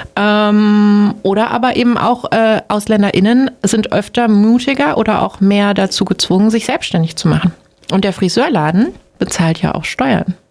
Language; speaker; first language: German; native; German